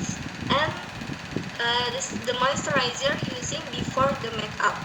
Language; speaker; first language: English; non-native, learner; Indonesian